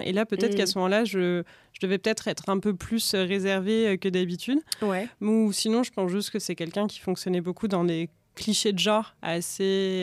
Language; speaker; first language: French; native; French